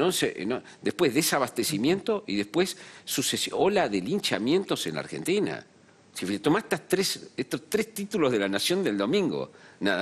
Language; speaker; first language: Spanish; native; Spanish